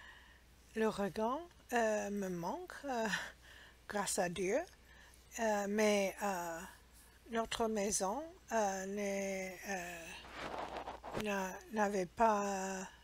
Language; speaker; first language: French; non-native, learner; English